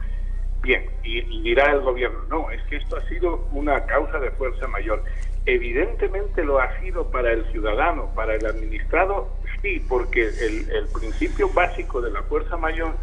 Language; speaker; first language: Spanish; native; Spanish